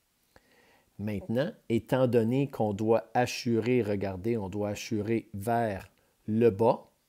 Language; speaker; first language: French; native; French